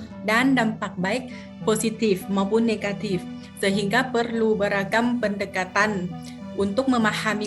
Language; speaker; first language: Indonesian; non-native, fluent; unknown